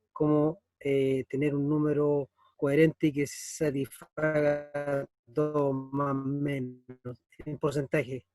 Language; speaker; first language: Spanish; native; Spanish